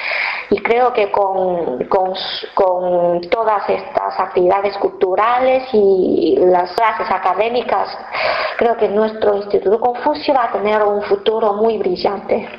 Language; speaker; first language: Spanish; non-native, fluent; Chinese